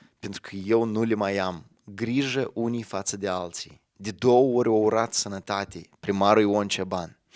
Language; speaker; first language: Romanian; native; Romanian